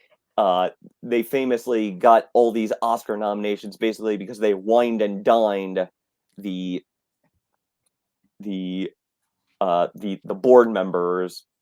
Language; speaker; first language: English; native; English